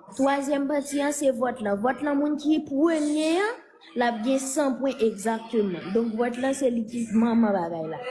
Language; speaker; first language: Haitian Creole; native; Haitian Creole